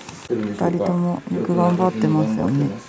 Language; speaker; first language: Japanese; native; Japanese